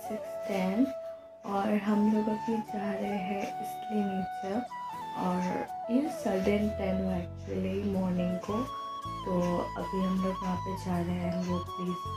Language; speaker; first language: Hindi; non-native, local second language; Assamese